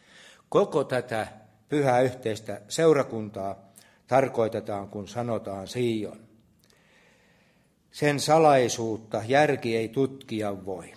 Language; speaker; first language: Finnish; native; Finnish